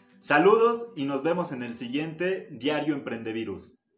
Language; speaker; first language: Spanish; native; Spanish